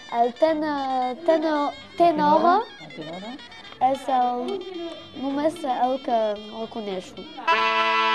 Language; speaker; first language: Catalan; non-native, learner; French